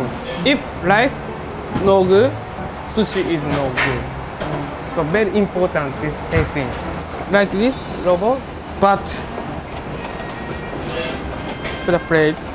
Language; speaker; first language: English; non-native, learner; Japanese